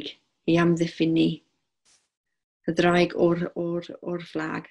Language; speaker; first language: Welsh; non-native, local second language; English